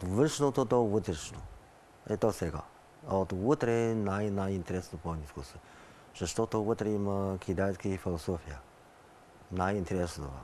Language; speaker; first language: Bulgarian; non-native, learner; Chinese